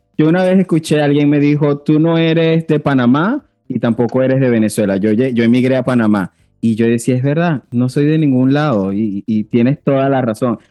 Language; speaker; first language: Spanish; native; Spanish